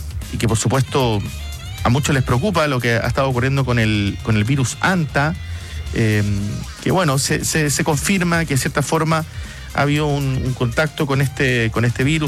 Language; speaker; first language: Spanish; native; Spanish